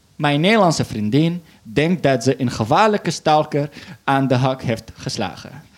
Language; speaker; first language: Dutch; non-native, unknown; Arabic